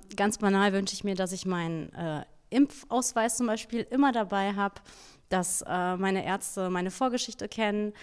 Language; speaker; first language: German; native; German